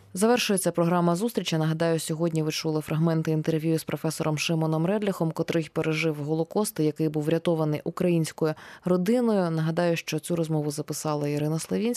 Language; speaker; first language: Ukrainian; native; Ukrainian